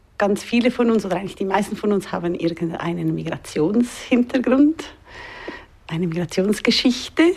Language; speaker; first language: German; native; German